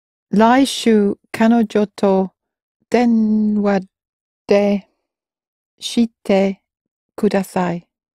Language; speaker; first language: Japanese; non-native, learner; English